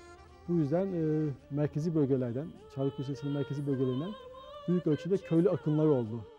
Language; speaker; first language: Turkish; native; Turkish